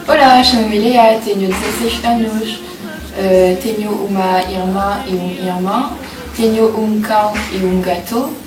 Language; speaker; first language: Portuguese; non-native, learner; French